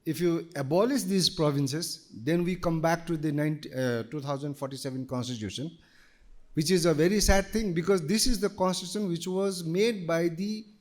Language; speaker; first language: English; non-native, local second language; Nepali